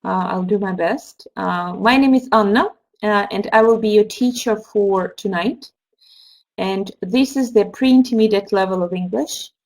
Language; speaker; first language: English; non-native, fluent; Russian